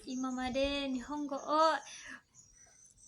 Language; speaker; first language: Japanese; non-native, learner; Indonesian